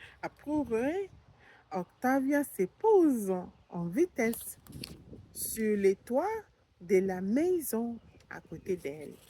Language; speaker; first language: French; non-native, learner; English